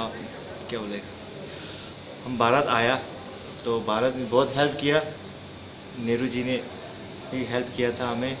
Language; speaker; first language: Hindi; non-native, local second language; Tibetan